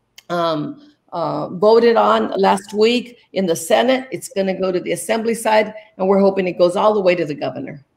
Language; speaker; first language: English; early bilingual, other home language; Spanish